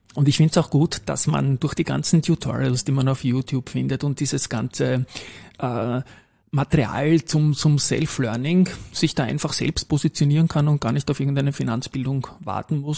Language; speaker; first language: German; native; German